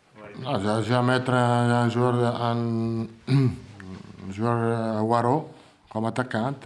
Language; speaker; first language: French; non-native, learner; Italian